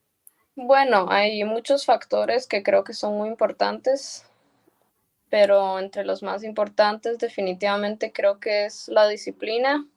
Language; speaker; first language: Spanish; early bilingual, heritage; Spanish